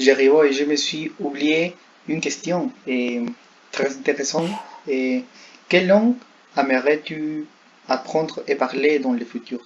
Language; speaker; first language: French; non-native, learner; Spanish